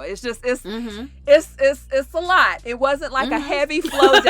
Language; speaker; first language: English; native; English